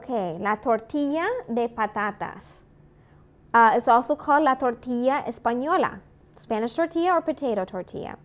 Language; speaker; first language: Spanish; non-native, fluent; English